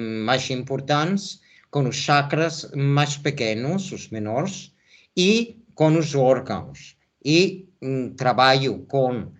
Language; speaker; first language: Portuguese; non-native, fluent; Spanish